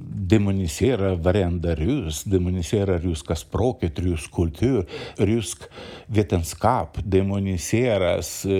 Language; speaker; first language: Swedish; non-native, fluent; Ukrainian